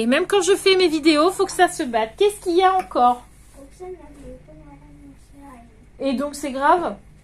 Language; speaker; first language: French; native; French